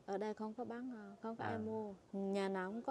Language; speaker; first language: Vietnamese; non-native, local second language; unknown